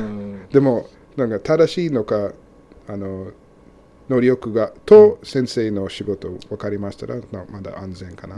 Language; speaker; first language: Japanese; non-native, learner; English